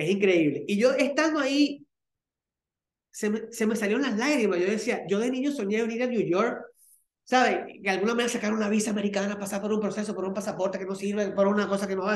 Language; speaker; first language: Spanish; native; Spanish